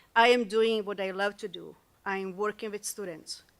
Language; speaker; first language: English; non-native, fluent; Slovak